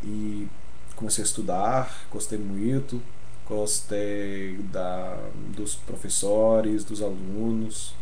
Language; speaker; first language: Portuguese; non-native, fluent; English